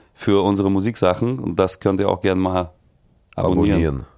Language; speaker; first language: German; early bilingual, other home language; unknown